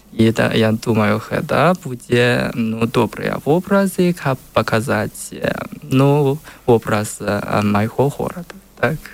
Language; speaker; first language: Belarusian; non-native, learner; Chinese